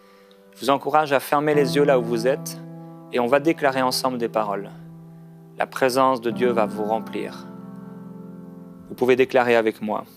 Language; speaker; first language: French; non-native, local second language; Haitian Creole